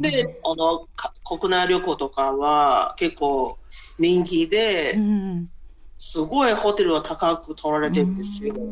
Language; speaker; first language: Japanese; non-native, fluent; Chinese